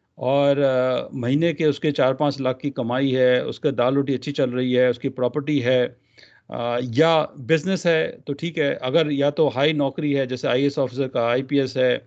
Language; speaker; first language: Hindi; native; Hindi